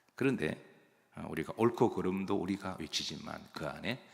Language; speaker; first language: Korean; native; Korean